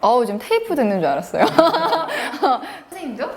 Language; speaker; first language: Korean; native; Korean